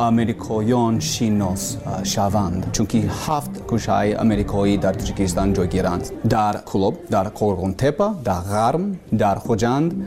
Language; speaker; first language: Persian; non-native, learner; English